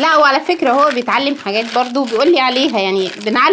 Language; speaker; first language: Arabic; native; Arabic